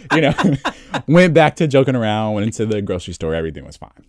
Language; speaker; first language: English; native; English